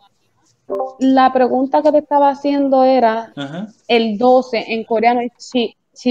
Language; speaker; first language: Spanish; native; Spanish